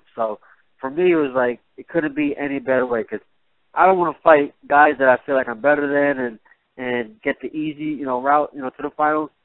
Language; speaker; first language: English; native; English